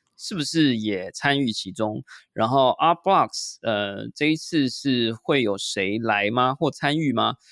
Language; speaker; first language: Chinese; native; Chinese